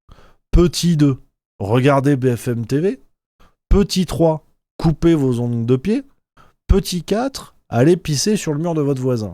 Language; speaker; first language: French; native; French